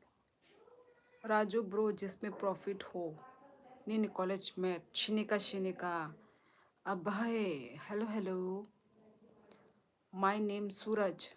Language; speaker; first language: Hindi; non-native, local second language; Kok Borok